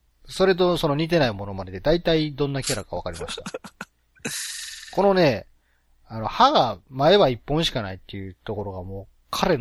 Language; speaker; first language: Japanese; native; Japanese